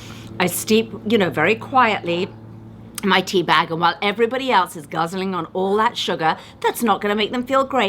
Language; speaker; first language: English; native; English